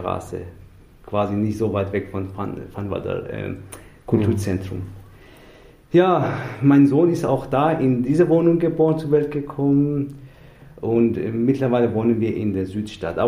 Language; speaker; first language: German; non-native, fluent; Persian